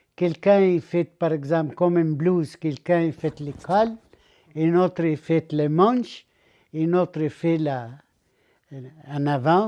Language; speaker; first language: French; non-native, learner; Arabic